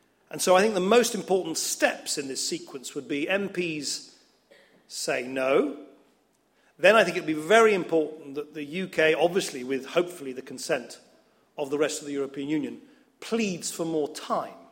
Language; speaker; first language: English; early bilingual, other home language; Dutch